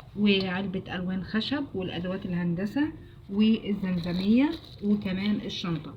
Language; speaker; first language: Arabic; native; Arabic